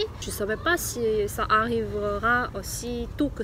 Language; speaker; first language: French; non-native, fluent; Korean